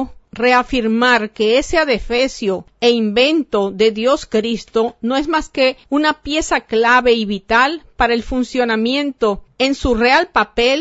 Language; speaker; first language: Spanish; native; Spanish